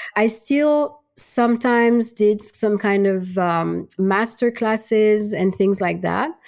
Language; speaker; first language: English; non-native, fluent; Malagasy